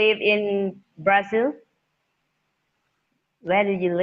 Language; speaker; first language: English; non-native, learner; Thai